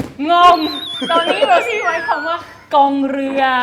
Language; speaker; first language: Thai; native; Thai